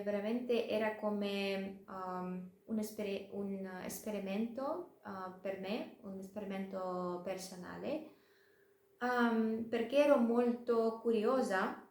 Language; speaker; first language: Italian; non-native, fluent; Russian